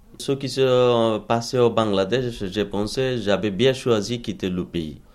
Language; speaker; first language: French; non-native, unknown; Bangla